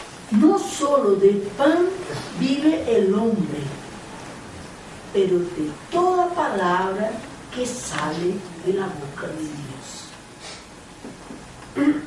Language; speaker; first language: Spanish; non-native, fluent; Portuguese